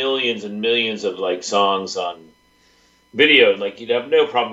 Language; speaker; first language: English; native; English